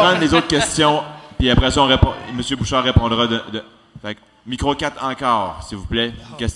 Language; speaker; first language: French; native; French